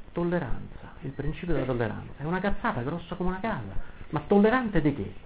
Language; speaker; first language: Italian; native; Italian